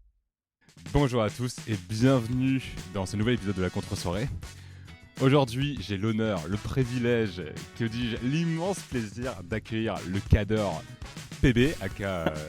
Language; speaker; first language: French; native; French